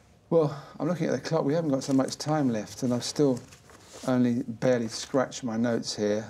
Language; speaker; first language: English; native; English